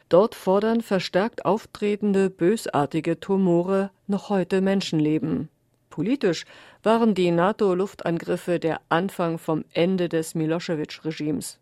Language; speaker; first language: German; native; German